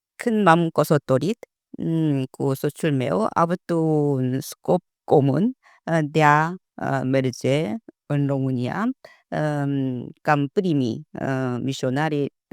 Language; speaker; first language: Romanian; non-native, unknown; Korean